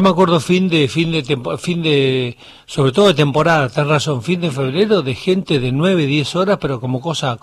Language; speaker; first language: Spanish; native; Spanish